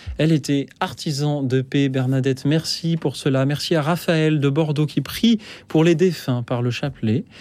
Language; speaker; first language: French; native; French